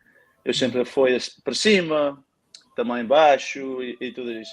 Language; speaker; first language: Portuguese; early bilingual, heritage; Portuguese